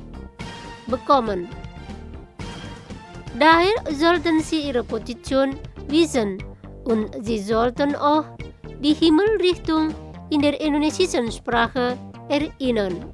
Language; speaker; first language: German; non-native, fluent; Indonesian